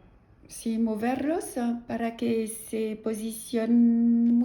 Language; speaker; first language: Spanish; non-native, learner; French